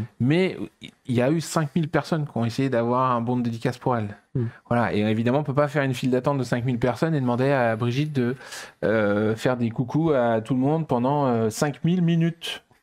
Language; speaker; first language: French; native; French